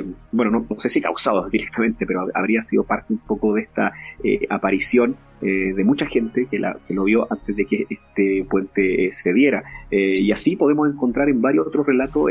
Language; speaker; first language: Spanish; native; Spanish